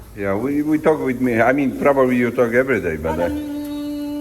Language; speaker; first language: English; non-native, learner; Polish